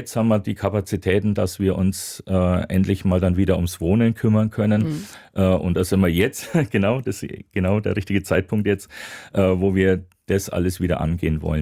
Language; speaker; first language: German; native; German